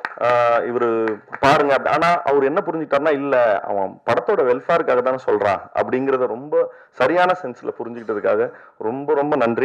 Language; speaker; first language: Tamil; native; Tamil